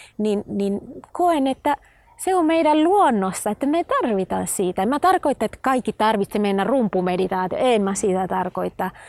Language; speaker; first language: Finnish; non-native, fluent; Spanish